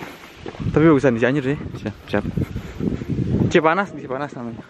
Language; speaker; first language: Indonesian; native; Indonesian